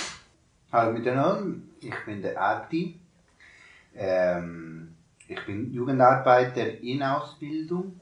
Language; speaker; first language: German; non-native, learner; Spanish